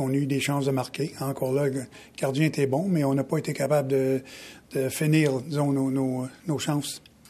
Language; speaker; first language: French; native; French